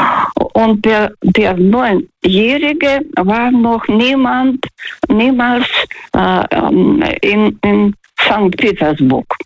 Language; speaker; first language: German; non-native, fluent; Russian